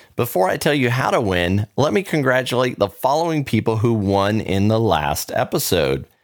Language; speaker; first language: English; native; English